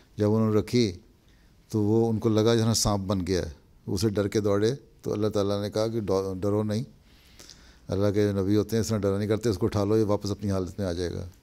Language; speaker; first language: Urdu; native; Urdu